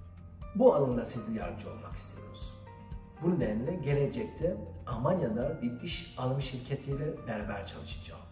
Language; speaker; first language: Turkish; non-native, learner; German